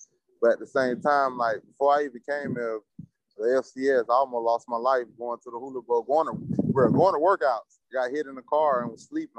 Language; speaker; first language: English; native; English